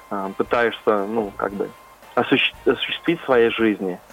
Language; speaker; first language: Russian; non-native, fluent; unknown